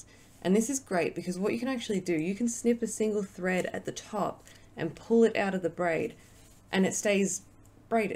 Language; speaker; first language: English; native; English